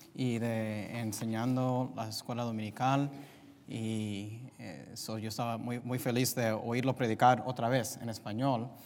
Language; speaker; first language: Spanish; early bilingual, heritage; English